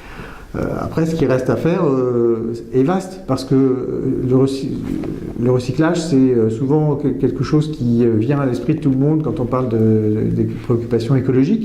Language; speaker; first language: French; native; French